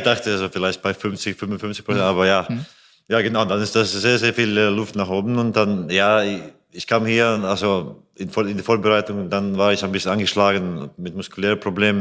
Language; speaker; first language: German; non-native, fluent; Latvian